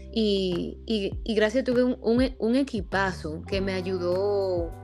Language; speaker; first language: Spanish; early bilingual, heritage; Spanish